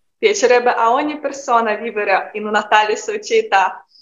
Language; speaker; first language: Italian; non-native, fluent; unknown